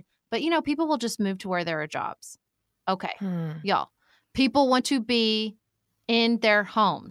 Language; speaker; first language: English; native; English